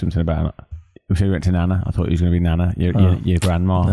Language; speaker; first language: English; native; English